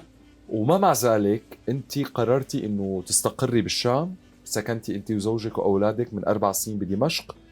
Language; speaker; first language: Arabic; native; Arabic